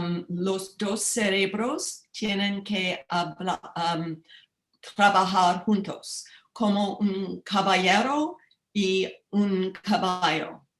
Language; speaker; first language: Spanish; non-native, learner; English